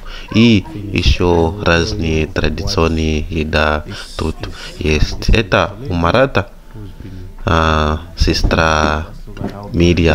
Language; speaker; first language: Russian; non-native, fluent; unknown